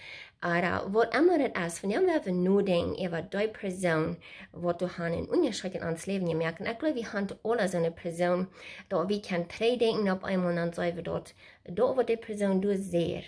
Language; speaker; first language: German; non-native, learner; Plautdietsch